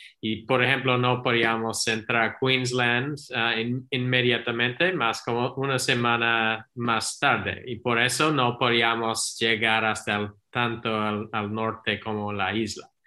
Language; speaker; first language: Spanish; non-native, learner; English